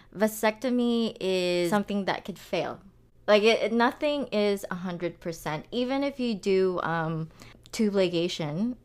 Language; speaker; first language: English; non-native, local second language; Filipino